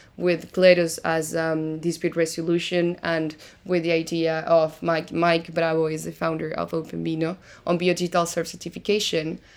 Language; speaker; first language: English; non-native, fluent; Spanish